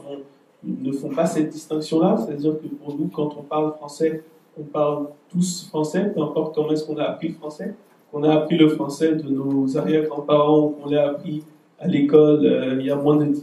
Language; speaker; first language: French; native; French